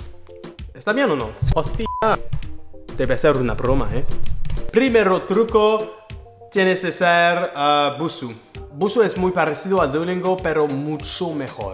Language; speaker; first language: Spanish; non-native, learner; French